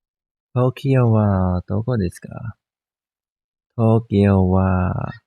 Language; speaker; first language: Japanese; non-native, learner; Thai